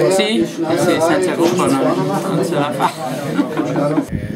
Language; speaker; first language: Italian; non-native, local second language; German